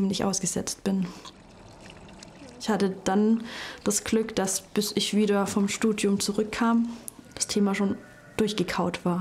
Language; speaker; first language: German; native; German